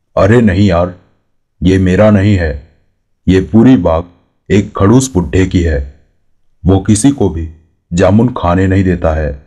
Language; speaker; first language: Hindi; native; Hindi